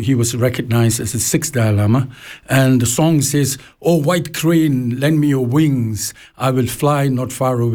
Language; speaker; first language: English; non-native, local second language; Tibetan